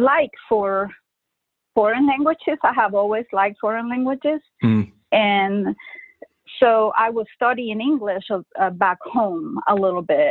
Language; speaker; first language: English; non-native, fluent; Spanish